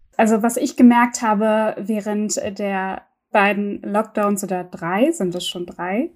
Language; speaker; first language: German; early bilingual, other home language; Turkish